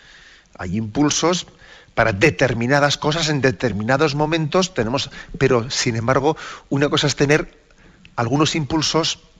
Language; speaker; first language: Spanish; native; Spanish